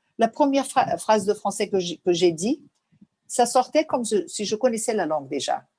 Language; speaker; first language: French; non-native, fluent; Portuguese